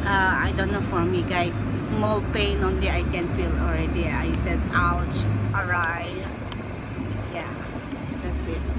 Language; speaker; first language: English; non-native, local second language; Filipino